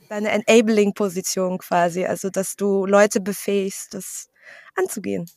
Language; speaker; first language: German; early bilingual, other home language; Vietnamese